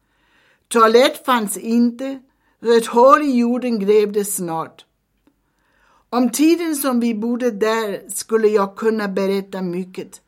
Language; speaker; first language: Swedish; early bilingual, heritage; Swedish